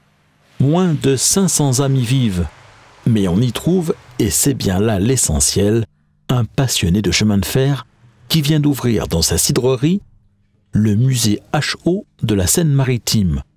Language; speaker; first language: French; native; French